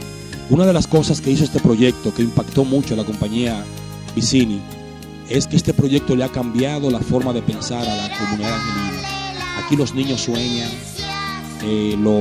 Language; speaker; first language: Spanish; native; Spanish